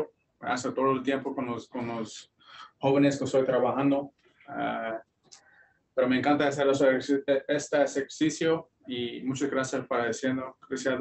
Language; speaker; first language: Spanish; early bilingual, heritage; Spanish